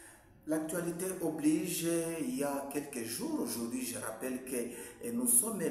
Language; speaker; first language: French; non-native, local second language; Swahili